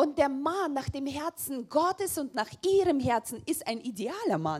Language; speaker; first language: German; non-native, learner; Russian